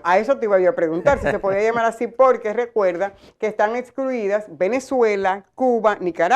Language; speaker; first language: Spanish; native; Spanish